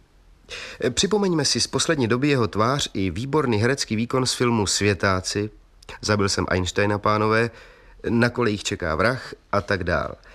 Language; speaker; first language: Czech; native; Czech